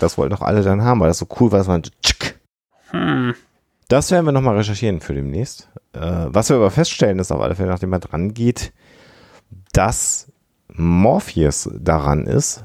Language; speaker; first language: German; native; German